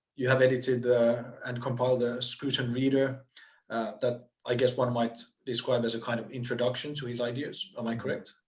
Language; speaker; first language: English; non-native, fluent; Finnish